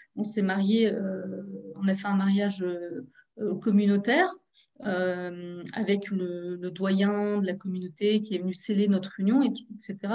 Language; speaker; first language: French; early bilingual, other home language; Turkish